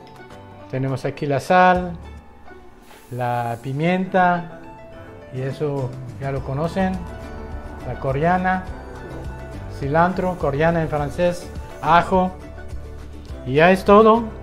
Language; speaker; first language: Spanish; non-native, fluent; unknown